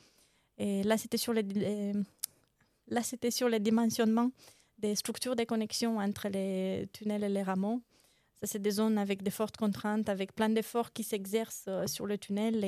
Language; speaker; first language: French; non-native, fluent; Romanian